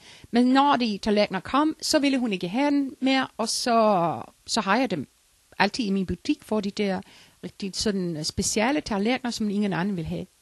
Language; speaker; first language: Danish; non-native, learner; Icelandic